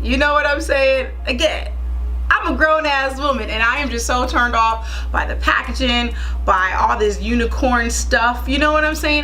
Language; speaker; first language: English; native; English